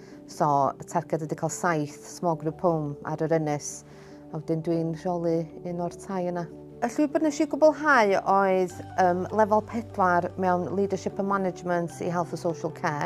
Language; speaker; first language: Welsh; native; Welsh